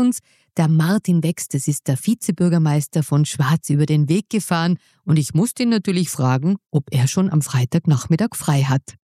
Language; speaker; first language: German; native; German